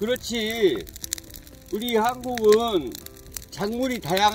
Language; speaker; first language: Korean; native; Korean